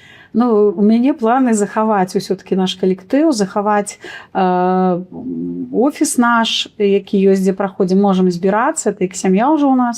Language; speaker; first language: Belarusian; native; Belarusian